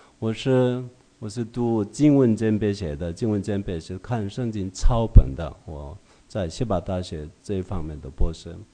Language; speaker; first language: Chinese; non-native, fluent; Korean